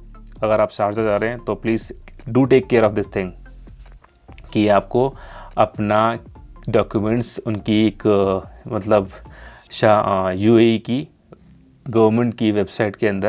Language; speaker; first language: Hindi; native; Hindi